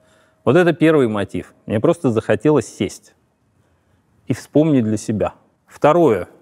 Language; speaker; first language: Russian; native; Russian